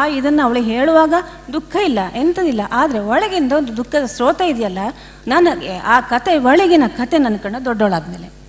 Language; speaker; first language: Kannada; native; Kannada